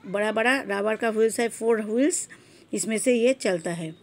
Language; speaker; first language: Hindi; non-native, local second language; Bangla